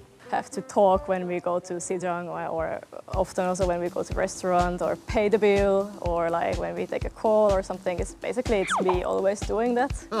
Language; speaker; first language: English; non-native, fluent; Finnish